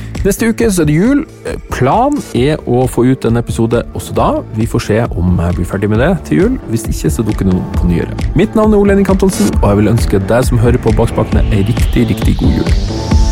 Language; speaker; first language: Norwegian; native; Norwegian